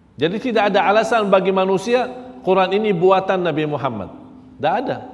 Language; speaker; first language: Malay; non-native, fluent; Arabic